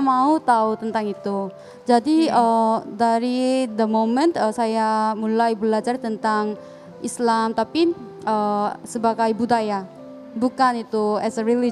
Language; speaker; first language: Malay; non-native, learner; Korean